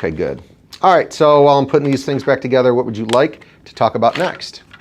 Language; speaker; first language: English; native; English